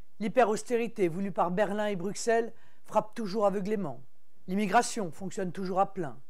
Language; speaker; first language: French; native; French